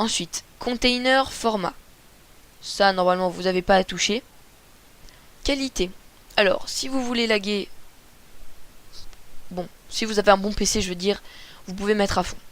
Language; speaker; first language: French; native; French